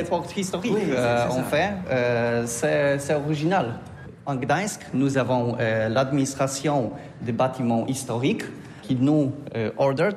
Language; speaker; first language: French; non-native, learner; Polish